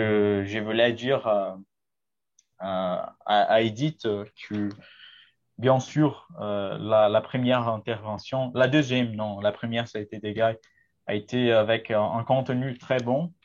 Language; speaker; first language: French; non-native, fluent; Portuguese